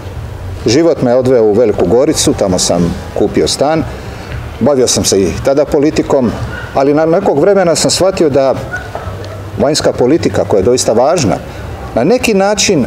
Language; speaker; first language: Serbian; native; Serbian